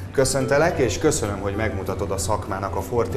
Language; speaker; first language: Hungarian; native; Hungarian